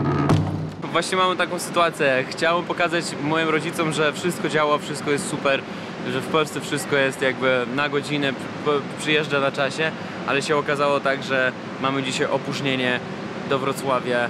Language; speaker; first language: Polish; non-native, fluent; Russian